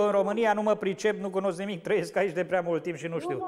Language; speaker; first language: Romanian; native; Romanian